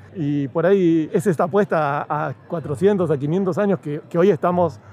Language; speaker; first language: Spanish; native; Spanish